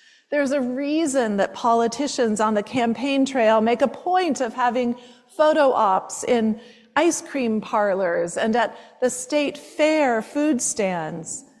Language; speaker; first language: English; native; English